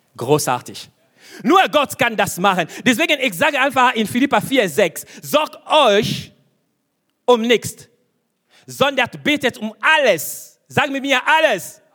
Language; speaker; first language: German; non-native, fluent; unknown